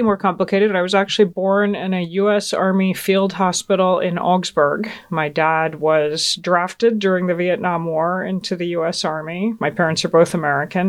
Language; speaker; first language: English; native; English